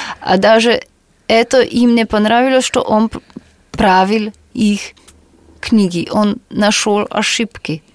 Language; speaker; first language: Russian; non-native, fluent; Slovenian